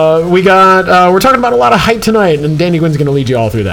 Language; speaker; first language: English; native; English